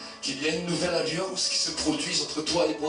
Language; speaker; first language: French; native; French